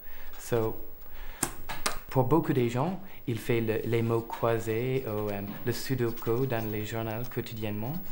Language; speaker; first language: French; non-native, fluent; English